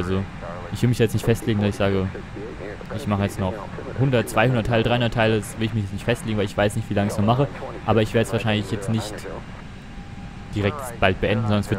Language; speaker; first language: German; native; German